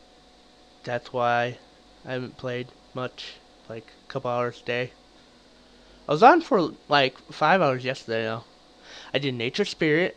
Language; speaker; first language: English; native; English